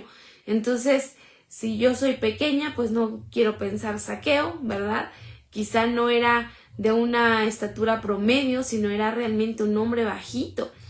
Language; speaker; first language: Spanish; native; Spanish